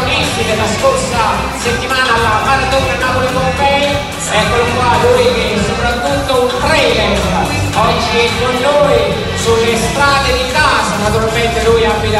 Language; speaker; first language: Italian; native; Italian